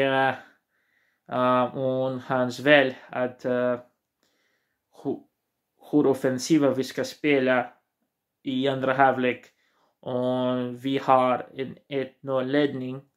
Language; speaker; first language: Swedish; non-native, learner; Portuguese